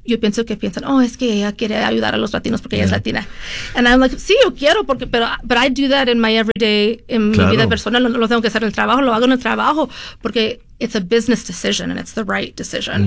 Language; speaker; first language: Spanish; early bilingual, heritage; Spanish